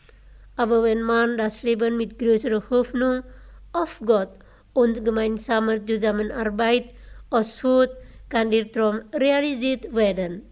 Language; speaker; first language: German; non-native, fluent; Indonesian